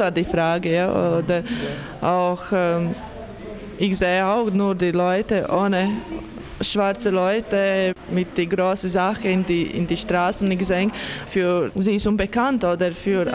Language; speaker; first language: German; non-native, learner; Latvian